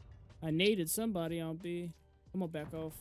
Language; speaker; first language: English; native; English